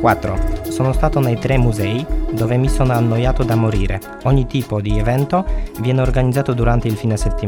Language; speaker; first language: Italian; non-native, fluent; Polish